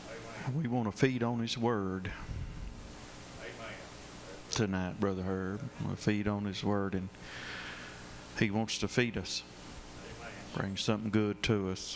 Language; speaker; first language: English; native; English